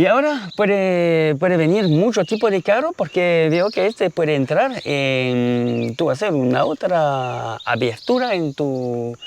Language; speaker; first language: Spanish; non-native, learner; French